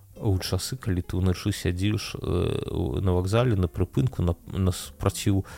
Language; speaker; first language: Belarusian; non-native, local second language; Russian